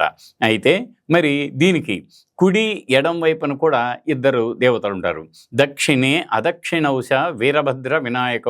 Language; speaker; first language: Telugu; native; Telugu